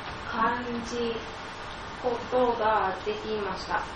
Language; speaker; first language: Japanese; non-native, learner; English